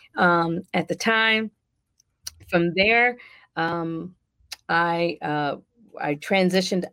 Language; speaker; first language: English; native; English